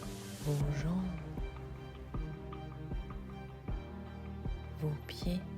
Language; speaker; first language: French; native; French